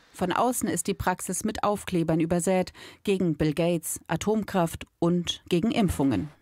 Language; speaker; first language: German; native; German